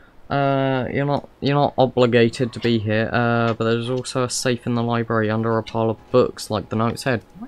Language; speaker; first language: English; native; English